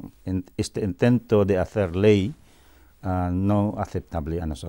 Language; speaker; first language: Spanish; non-native, fluent; Cebuano